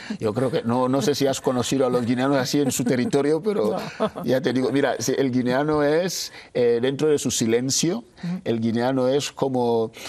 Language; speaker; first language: Spanish; non-native, local second language; Fang